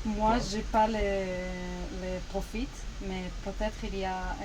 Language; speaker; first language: French; non-native, learner; Hebrew